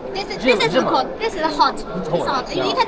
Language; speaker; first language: English; non-native, learner; Chinese